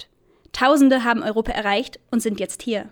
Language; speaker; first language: German; native; German